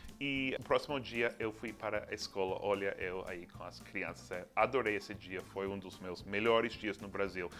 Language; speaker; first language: Portuguese; non-native, fluent; English